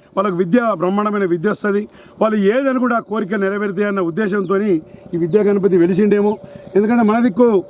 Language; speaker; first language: Telugu; native; Telugu